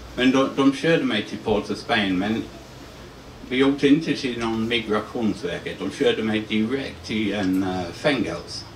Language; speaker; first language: Swedish; non-native, fluent; English